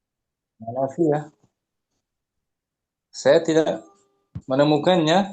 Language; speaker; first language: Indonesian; native; Indonesian